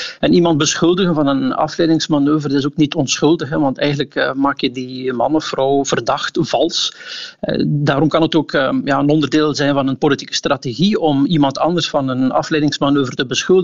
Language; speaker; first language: Dutch; native; Dutch